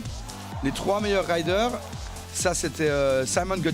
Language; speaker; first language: French; native; French